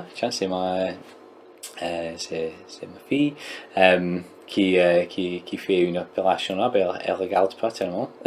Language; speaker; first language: French; non-native, learner; English